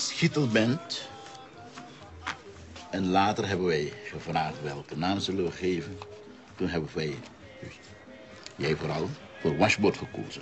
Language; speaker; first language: Dutch; non-native, local second language; Sranan Tongo